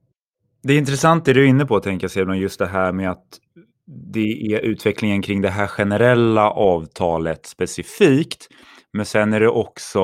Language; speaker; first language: Swedish; native; Swedish